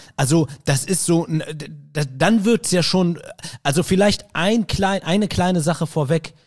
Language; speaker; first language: German; early bilingual, other home language; Arabic